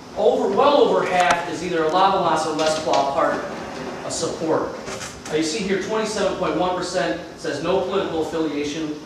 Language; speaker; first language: English; native; English